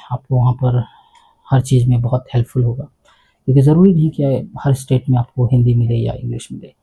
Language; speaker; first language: Hindi; native; Hindi